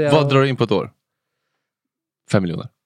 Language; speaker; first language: Swedish; native; Swedish